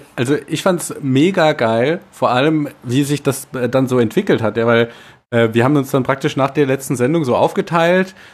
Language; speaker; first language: German; native; German